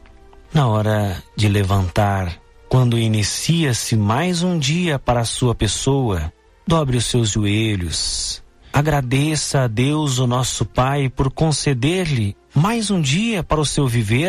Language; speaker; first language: Portuguese; native; Portuguese